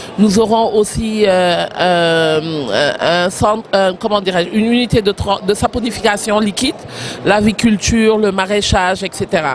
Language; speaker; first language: French; non-native, local second language; Wolof